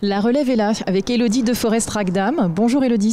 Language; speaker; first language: French; native; French